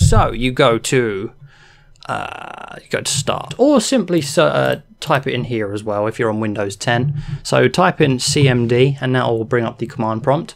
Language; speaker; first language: English; native; English